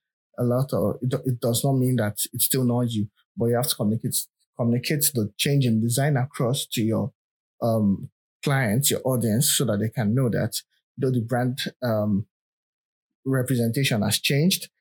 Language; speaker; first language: English; non-native, local second language; Yoruba